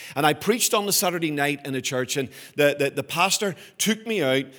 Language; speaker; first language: English; native; English